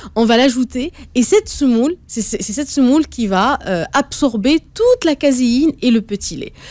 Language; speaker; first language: French; native; French